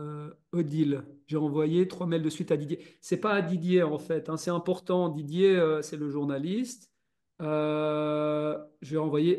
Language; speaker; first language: French; native; French